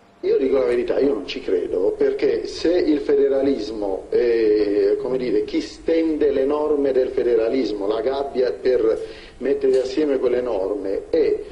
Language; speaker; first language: Italian; native; Italian